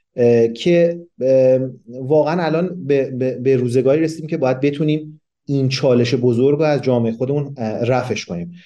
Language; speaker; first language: Persian; non-native, local second language; Kurdish